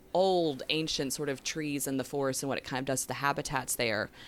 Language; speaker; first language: English; native; English